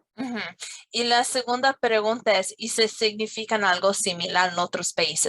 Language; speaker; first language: Spanish; non-native, fluent; English